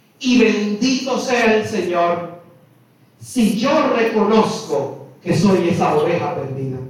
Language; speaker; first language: Spanish; native; Spanish